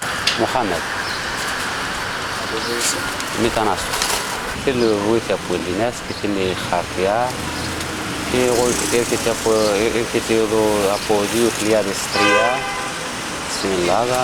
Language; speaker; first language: Greek; non-native, learner; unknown